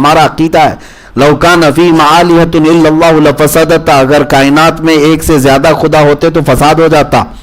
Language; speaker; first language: Urdu; native; Urdu